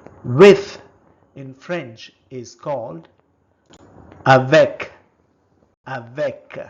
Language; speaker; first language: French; non-native, fluent; Telugu